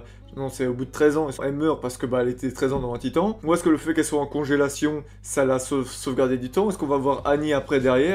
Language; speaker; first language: French; native; French